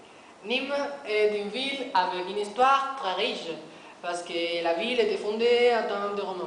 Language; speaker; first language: French; non-native, learner; Spanish